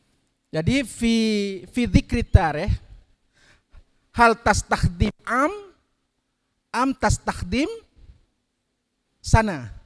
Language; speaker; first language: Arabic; non-native, learner; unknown